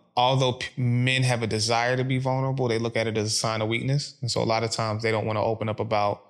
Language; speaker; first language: English; native; English